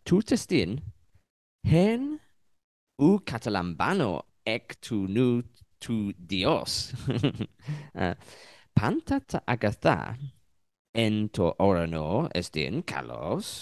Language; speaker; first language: Greek; non-native, learner; English